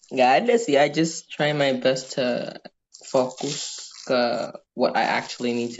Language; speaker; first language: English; non-native, fluent; Indonesian